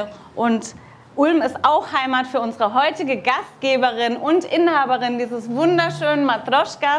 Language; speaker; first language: German; native; German